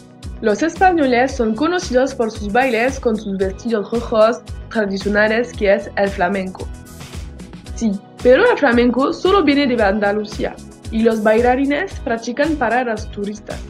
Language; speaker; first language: Spanish; non-native, learner; French